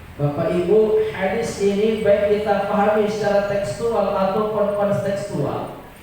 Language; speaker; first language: Indonesian; non-native, local second language; Minangkabau